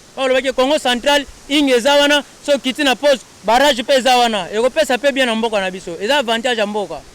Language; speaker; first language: Lingala; non-native, local second language; Kongo